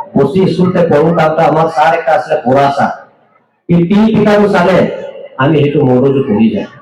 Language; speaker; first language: Assamese; non-native, local second language; Nyishi